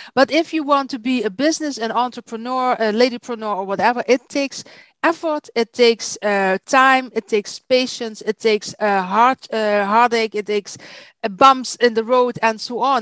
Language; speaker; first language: English; non-native, fluent; Dutch